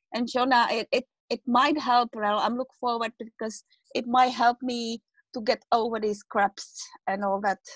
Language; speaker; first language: English; non-native, learner; Czech